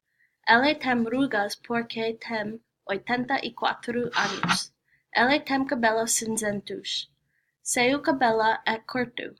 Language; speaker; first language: Portuguese; non-native, learner; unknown